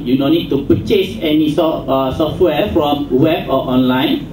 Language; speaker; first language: English; non-native, local second language; Malay